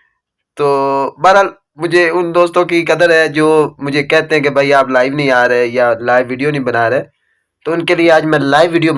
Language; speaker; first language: Urdu; native; Urdu